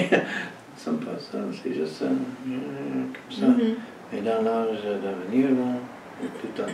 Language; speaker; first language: French; non-native, learner; English